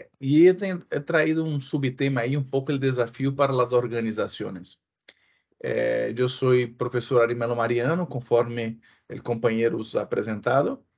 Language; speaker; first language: Spanish; non-native, fluent; Portuguese